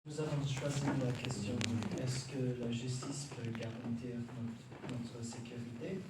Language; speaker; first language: French; non-native, learner; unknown